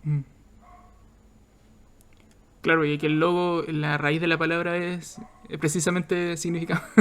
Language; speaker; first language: Spanish; native; Spanish